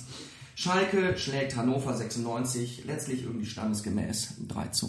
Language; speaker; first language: German; native; German